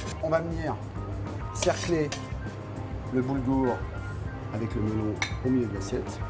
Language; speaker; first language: French; native; French